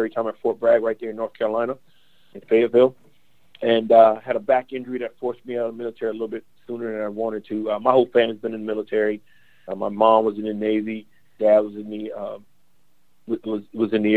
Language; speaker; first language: English; native; English